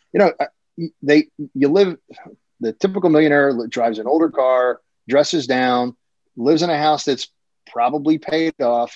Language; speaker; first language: English; native; English